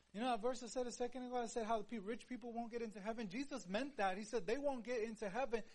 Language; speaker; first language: English; native; English